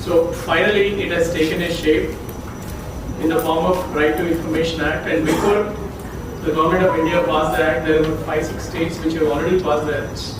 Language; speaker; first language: English; non-native, local second language; Telugu